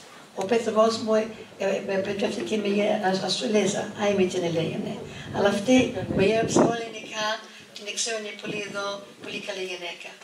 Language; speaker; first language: Greek; early bilingual, heritage; English